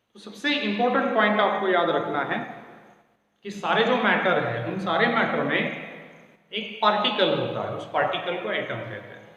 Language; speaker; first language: Hindi; non-native, local second language; Marathi